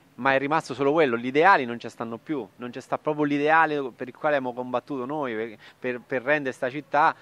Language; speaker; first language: Italian; native; Italian